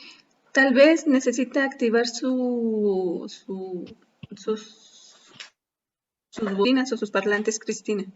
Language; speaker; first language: Spanish; native; Spanish